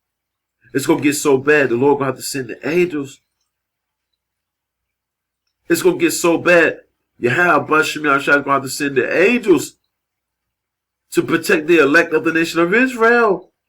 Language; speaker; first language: English; native; English